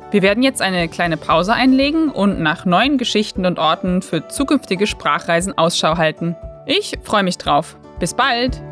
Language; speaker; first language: German; native; German